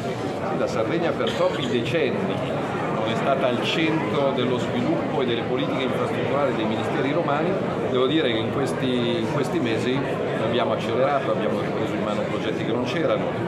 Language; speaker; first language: Italian; native; Italian